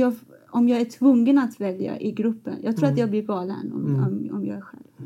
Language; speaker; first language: Swedish; non-native, fluent; Persian